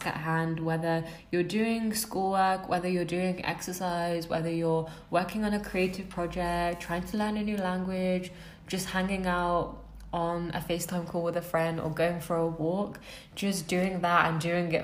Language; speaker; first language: English; native; English